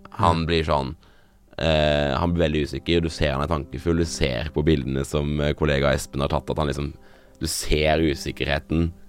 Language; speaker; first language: Norwegian; native; Norwegian